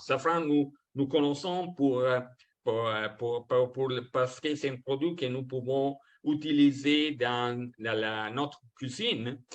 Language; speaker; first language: French; non-native, fluent; Italian